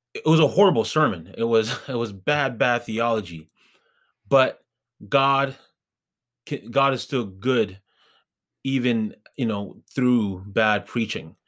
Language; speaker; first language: English; early bilingual, other home language; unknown